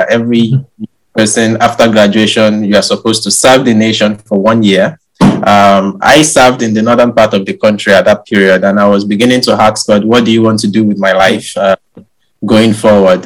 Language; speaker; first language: English; non-native, local second language; Yoruba